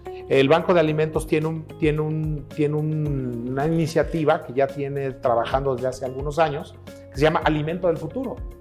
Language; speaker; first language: Spanish; native; Spanish